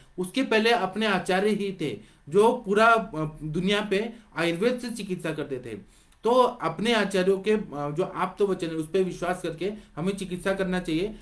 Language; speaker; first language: Hindi; non-native, local second language; Marathi